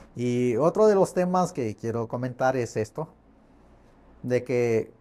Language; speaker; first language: Spanish; non-native, fluent; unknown